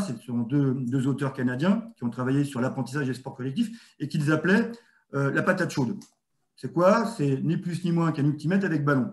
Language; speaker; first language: French; native; French